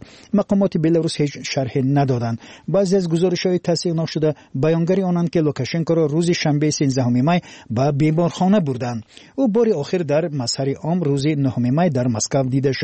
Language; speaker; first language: Persian; native; Persian